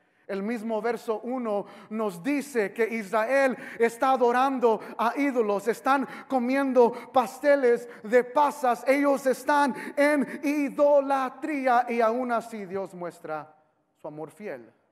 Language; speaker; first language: Spanish; native; Spanish